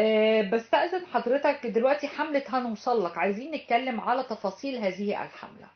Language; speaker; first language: Arabic; native; Arabic